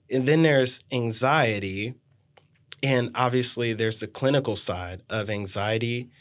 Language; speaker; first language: English; native; English